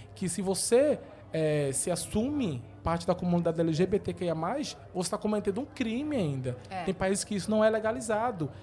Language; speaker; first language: Portuguese; native; Portuguese